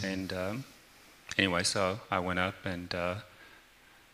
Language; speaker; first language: English; native; English